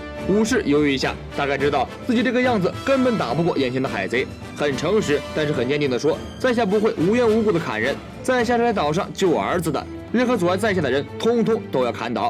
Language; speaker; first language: Chinese; native; Chinese